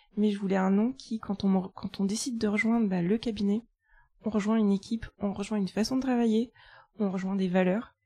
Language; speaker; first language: French; native; French